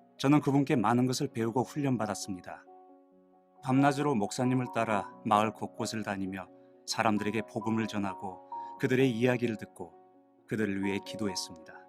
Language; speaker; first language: Korean; non-native, fluent; Nepali